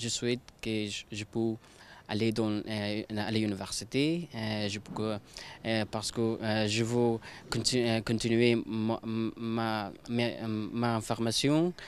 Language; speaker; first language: French; non-native, learner; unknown